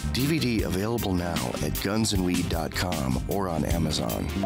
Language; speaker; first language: English; native; English